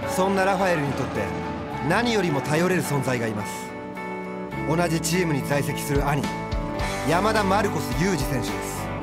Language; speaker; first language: Japanese; native; Japanese